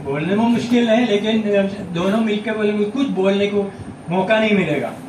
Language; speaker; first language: Hindi; non-native, local second language; Malayalam